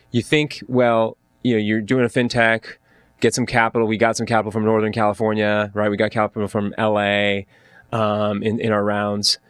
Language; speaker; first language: English; native; English